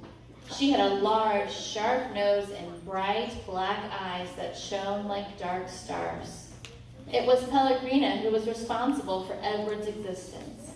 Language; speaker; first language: English; native; English